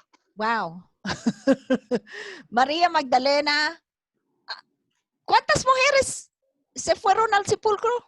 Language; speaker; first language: Spanish; non-native, fluent; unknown